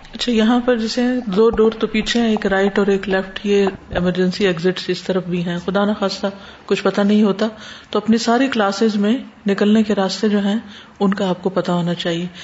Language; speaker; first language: Urdu; native; Urdu